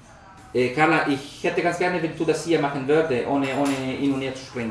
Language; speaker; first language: German; non-native, learner; Spanish